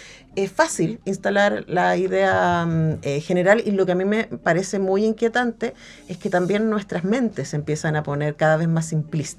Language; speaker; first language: Spanish; native; Spanish